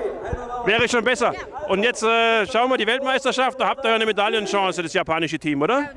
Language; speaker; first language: German; native; German